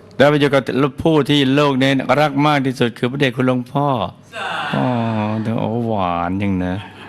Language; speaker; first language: Thai; native; Thai